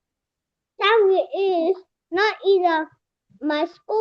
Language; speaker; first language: English; non-native, learner; Vietnamese